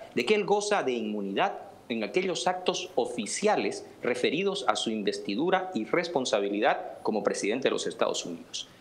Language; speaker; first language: Spanish; native; Spanish